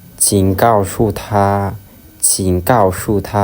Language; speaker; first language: Chinese; non-native, fluent; Lao